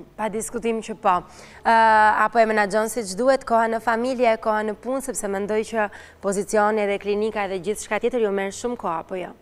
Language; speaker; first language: Albanian; native; Albanian